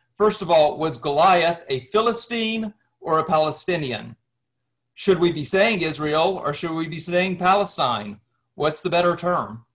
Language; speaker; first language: English; native; English